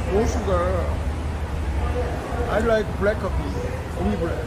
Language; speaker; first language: English; non-native, learner; Korean